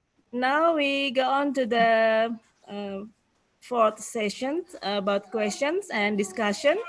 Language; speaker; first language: English; non-native, fluent; Indonesian